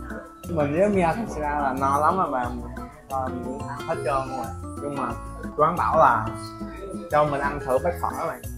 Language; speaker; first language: Chinese; early bilingual, heritage; Vietnamese